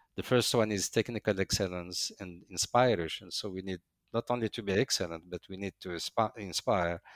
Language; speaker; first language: English; non-native, fluent; Arabic